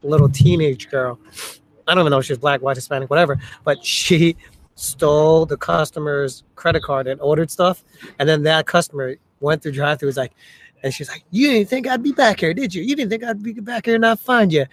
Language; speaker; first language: English; early bilingual, other home language; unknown